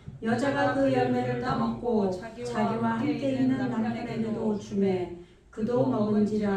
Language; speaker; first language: Korean; native; Korean